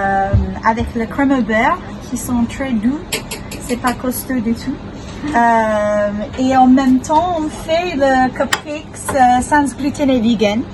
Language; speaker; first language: French; non-native, learner; English